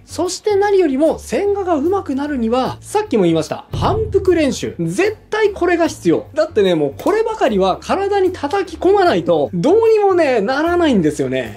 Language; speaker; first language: Japanese; native; Japanese